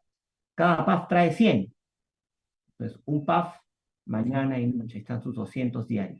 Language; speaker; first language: Spanish; native; Spanish